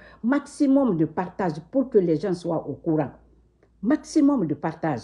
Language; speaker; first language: French; non-native, local second language; Susu